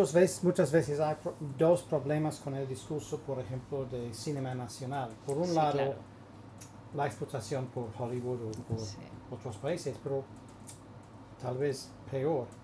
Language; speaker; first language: Spanish; non-native, fluent; English